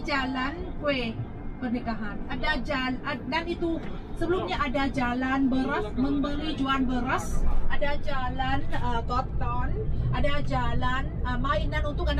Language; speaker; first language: Indonesian; non-native, fluent; Vietnamese